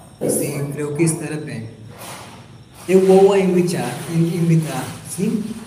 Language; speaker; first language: Portuguese; non-native, learner; Hindi